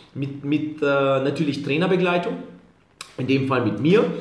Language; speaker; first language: German; early bilingual, other home language; Serbian